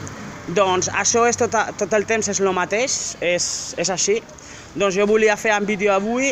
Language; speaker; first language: Catalan; non-native, fluent; French